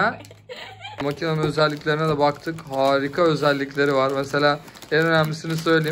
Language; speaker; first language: Turkish; native; Turkish